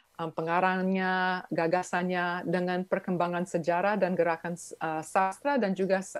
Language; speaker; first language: Indonesian; early bilingual, other home language; English